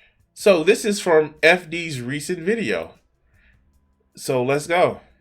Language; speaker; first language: English; native; English